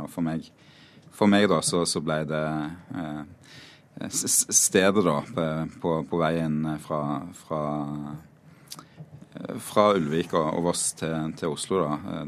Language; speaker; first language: Norwegian; native; Norwegian